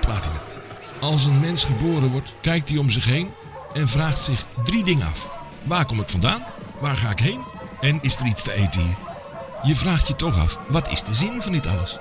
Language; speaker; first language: Dutch; native; Dutch